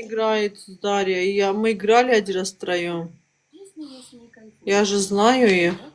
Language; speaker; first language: Russian; non-native, local second language; Azerbaijani